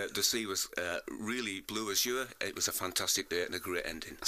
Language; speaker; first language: English; native; English